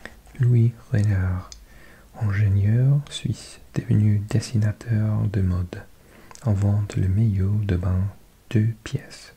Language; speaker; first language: French; non-native, learner; English